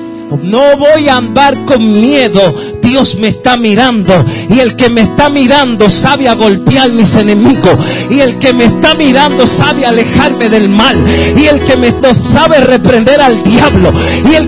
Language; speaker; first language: Spanish; native; Spanish